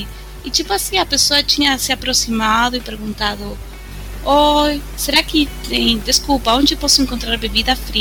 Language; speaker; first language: Portuguese; non-native, fluent; Spanish